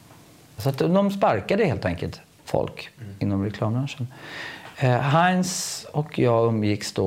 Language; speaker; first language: Swedish; native; Swedish